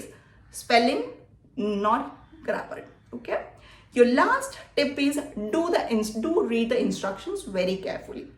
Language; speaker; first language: English; non-native, local second language; Malayalam